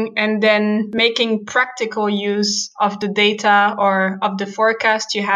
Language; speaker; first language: English; non-native, fluent; French